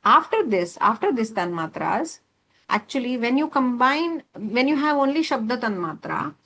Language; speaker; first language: English; non-native, local second language; Marathi